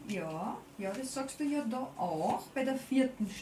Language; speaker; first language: German; native; German